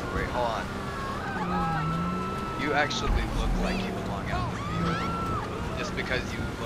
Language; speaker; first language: English; native; English